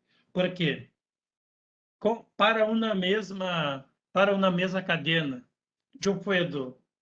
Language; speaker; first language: Spanish; non-native, learner; Portuguese